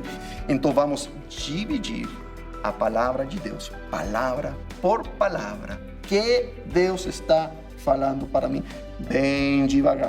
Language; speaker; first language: Portuguese; non-native, fluent; English